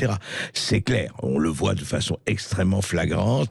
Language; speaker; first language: French; native; French